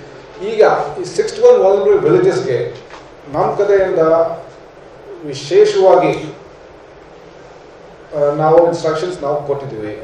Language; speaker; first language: Kannada; non-native, fluent; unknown